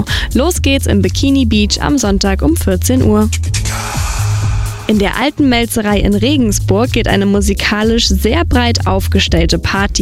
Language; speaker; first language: German; native; German